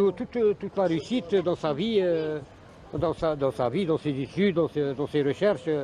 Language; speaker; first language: French; non-native, local second language; Arabic